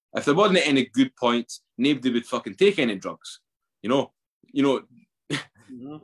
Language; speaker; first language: English; native; English